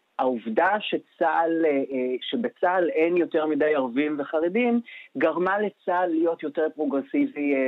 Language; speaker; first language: Hebrew; native; Hebrew